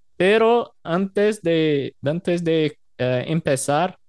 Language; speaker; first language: Portuguese; native; Portuguese